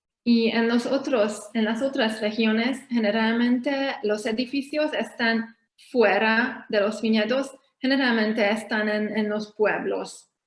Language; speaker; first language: Spanish; non-native, fluent; Hungarian